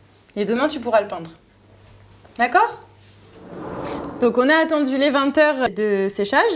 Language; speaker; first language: French; native; French